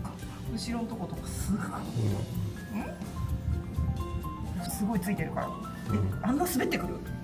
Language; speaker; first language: Japanese; native; Japanese